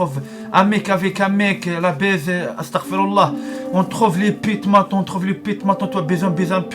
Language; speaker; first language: French; non-native, learner; Arabic